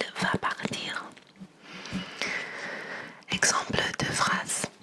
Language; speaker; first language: French; non-native, learner; English